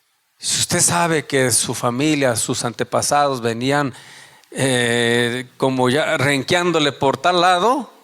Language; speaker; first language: Spanish; native; Spanish